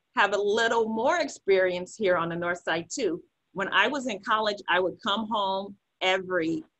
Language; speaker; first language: English; native; English